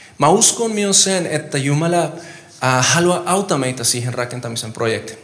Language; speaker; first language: Finnish; non-native, fluent; Spanish